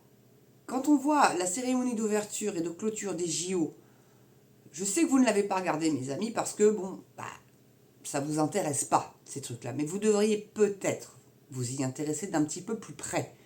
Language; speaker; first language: French; native; French